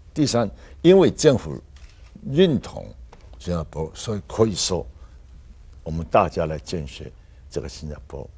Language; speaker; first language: Chinese; non-native, local second language; Min Nan Chinese